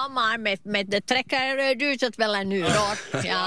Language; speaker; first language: Dutch; non-native, fluent; Finnish